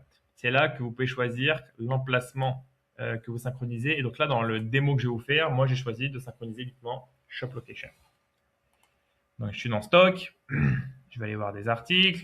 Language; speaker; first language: French; native; French